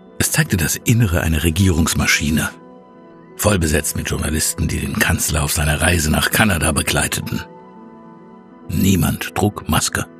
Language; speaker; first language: German; native; German